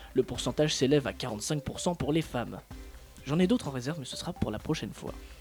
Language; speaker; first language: French; native; French